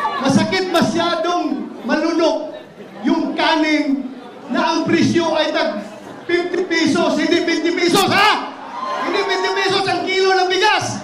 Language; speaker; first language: Filipino; non-native, local second language; Cebuano